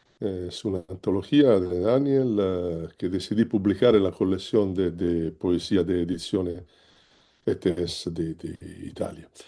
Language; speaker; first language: Spanish; non-native, learner; Italian